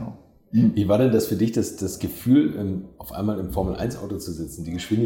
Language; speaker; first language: German; native; German